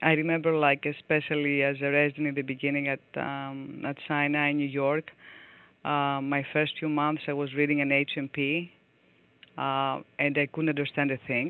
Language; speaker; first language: English; non-native, fluent; Greek